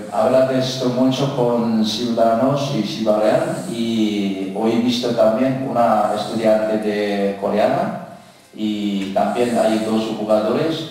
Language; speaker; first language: Spanish; non-native, learner; Korean